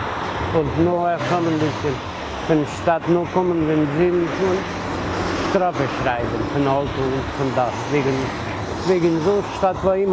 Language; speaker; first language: German; non-native, learner; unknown